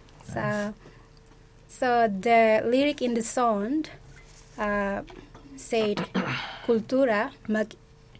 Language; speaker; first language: English; non-native, fluent; Tetum